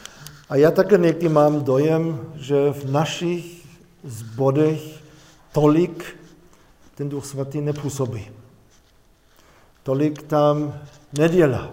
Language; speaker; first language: Czech; non-native, fluent; German